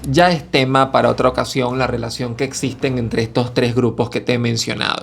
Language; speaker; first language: Spanish; native; Spanish